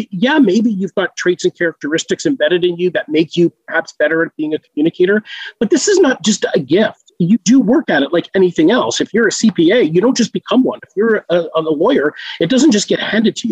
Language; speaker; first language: English; native; English